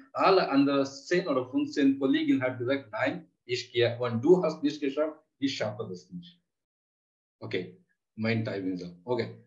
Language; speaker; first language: German; non-native, learner; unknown